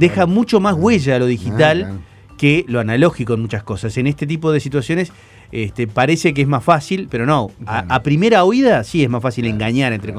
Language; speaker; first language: Spanish; native; Spanish